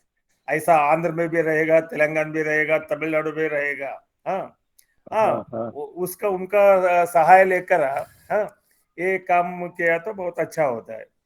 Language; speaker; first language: Hindi; non-native, local second language; Telugu